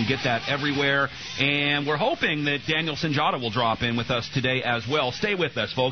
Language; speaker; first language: English; native; English